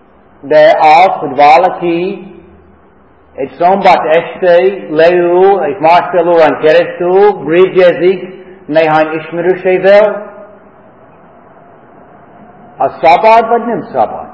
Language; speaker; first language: Hungarian; non-native, fluent; English